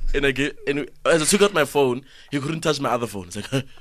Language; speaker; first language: English; non-native, local second language; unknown